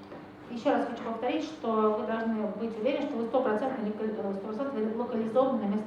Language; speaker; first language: Russian; native; Russian